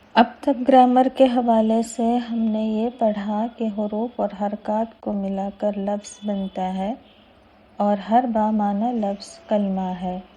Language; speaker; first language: Urdu; native; Urdu